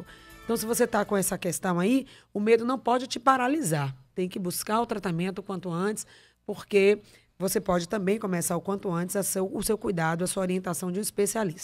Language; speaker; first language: Portuguese; native; Portuguese